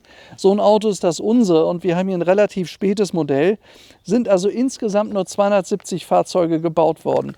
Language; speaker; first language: German; native; German